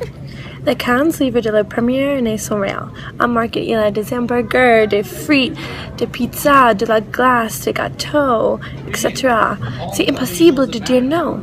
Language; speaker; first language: French; non-native, learner; English